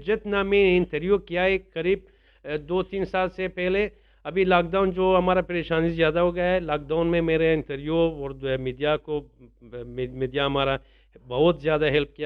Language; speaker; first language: Hindi; non-native, learner; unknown